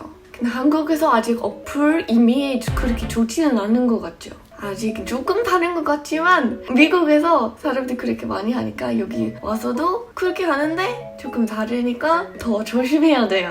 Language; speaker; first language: Korean; non-native, fluent; English